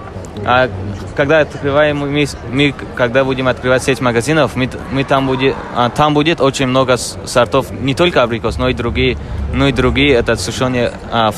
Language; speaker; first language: Russian; non-native, learner; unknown